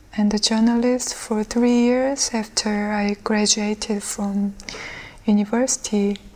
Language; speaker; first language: English; non-native, fluent; Korean